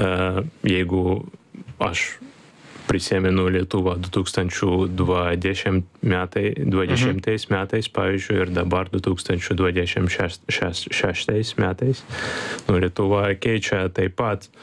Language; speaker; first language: Lithuanian; non-native, learner; Ukrainian